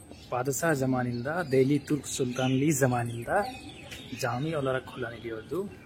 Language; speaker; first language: Turkish; non-native, fluent; Hindi